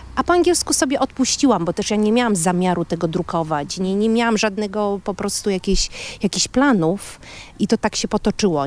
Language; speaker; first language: Polish; native; Polish